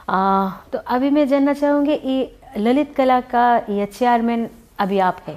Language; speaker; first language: Hindi; non-native, local second language; Bangla